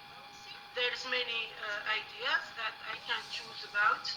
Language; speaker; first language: English; non-native, learner; Arabic